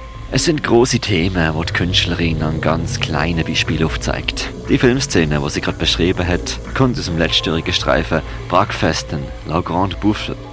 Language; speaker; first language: German; native; German